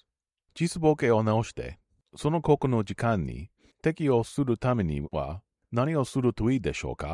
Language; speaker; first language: Japanese; non-native, learner; English